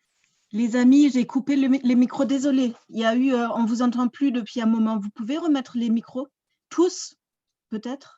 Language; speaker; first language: French; native; French